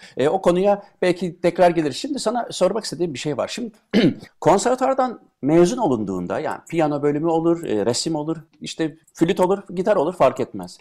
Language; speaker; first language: Turkish; native; Turkish